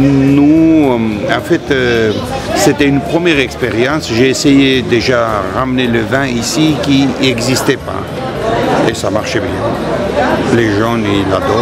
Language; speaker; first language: French; non-native, fluent; Georgian